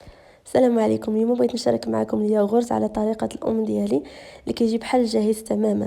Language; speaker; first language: Arabic; native; Arabic